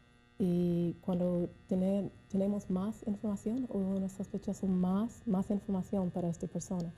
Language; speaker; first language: Spanish; non-native, learner; English